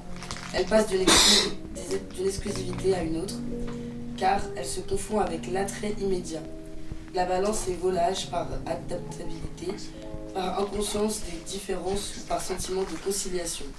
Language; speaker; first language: French; native; French